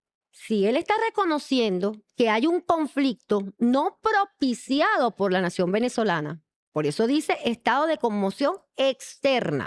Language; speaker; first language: Spanish; native; Spanish